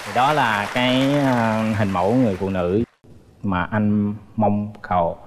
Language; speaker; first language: Vietnamese; native; Vietnamese